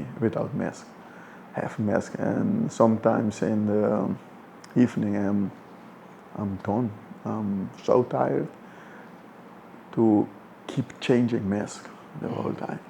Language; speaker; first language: English; non-native, fluent; Dutch